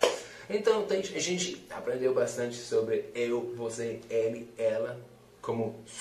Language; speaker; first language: Portuguese; non-native, fluent; English